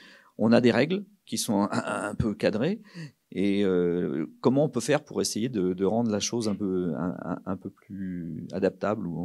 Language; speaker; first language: French; native; French